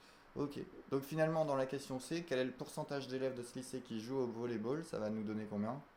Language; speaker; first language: French; native; French